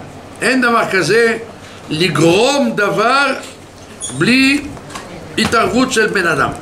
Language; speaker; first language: Hebrew; non-native, fluent; French